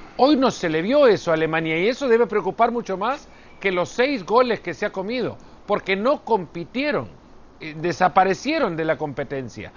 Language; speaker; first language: Spanish; native; Spanish